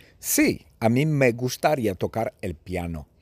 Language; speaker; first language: Spanish; non-native, fluent; English